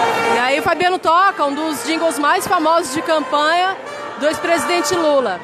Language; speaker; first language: Portuguese; native; Portuguese